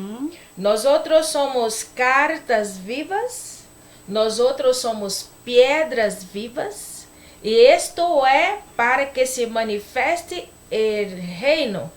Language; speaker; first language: Spanish; non-native, learner; Portuguese